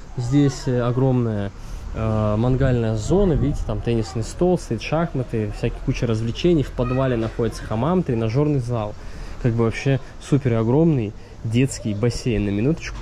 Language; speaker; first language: Russian; native; Russian